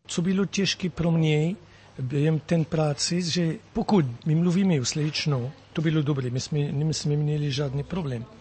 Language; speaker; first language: Czech; non-native, learner; French